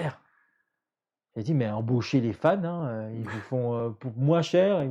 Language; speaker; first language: French; native; French